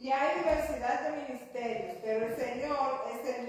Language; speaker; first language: Spanish; native; Spanish